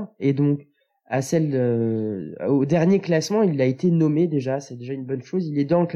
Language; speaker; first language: French; native; French